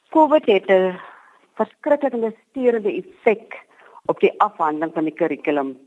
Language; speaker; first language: Afrikaans; native; Afrikaans